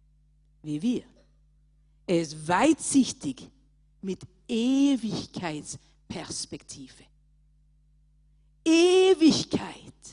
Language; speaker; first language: German; non-native, fluent; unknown